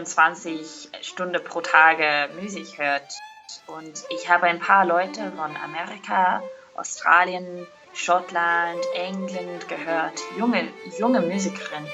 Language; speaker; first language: German; non-native, fluent; Irish